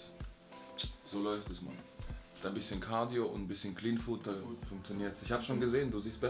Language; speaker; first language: German; native; German